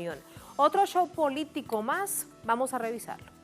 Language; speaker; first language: Spanish; native; Spanish